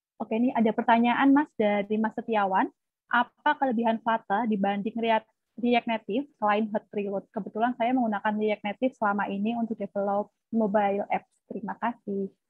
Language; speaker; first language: Indonesian; native; Indonesian